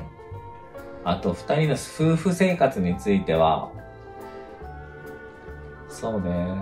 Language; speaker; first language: Japanese; native; Japanese